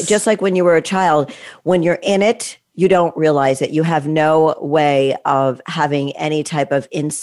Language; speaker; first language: English; native; English